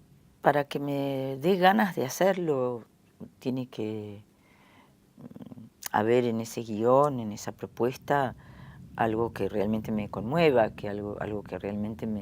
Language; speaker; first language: Spanish; native; Spanish